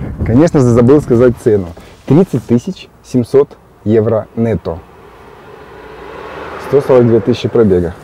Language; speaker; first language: Russian; native; Russian